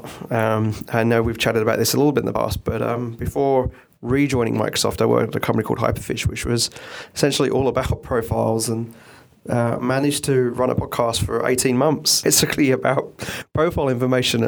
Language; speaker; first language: English; native; English